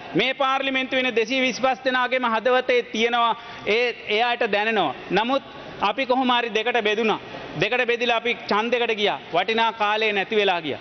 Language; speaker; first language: Sinhala; native; Sinhala